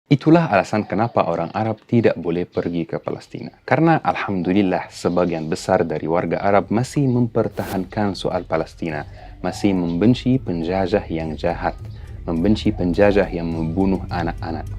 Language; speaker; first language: Indonesian; non-native, fluent; Arabic